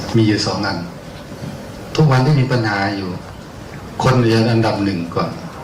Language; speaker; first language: Thai; native; Thai